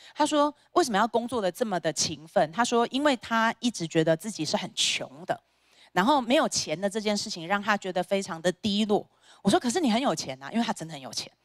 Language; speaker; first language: Chinese; native; Chinese